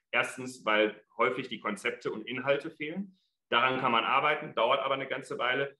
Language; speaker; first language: German; early bilingual, other home language; Arabic